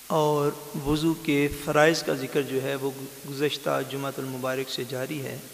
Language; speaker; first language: Urdu; non-native, local second language; Punjabi